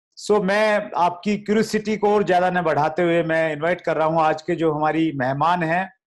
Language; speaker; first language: Hindi; native; Hindi